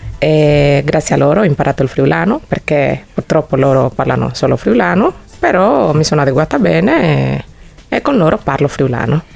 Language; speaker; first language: Italian; non-native, fluent; Spanish